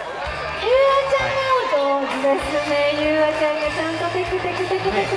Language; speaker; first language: Japanese; native; Japanese